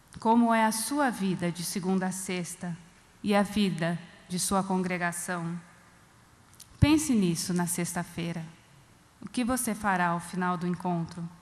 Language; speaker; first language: Portuguese; non-native, fluent; English